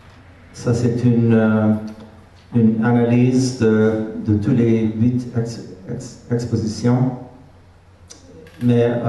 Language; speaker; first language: French; non-native, fluent; Hungarian